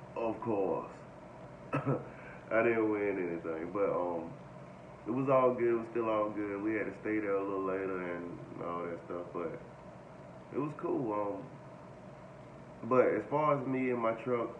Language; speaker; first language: English; native; English